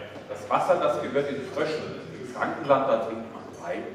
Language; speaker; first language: German; native; German